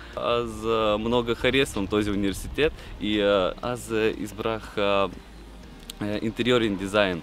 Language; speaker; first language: Bulgarian; non-native, learner; Russian